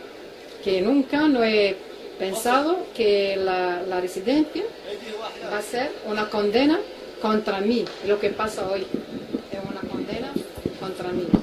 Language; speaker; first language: Spanish; non-native, local second language; Arabic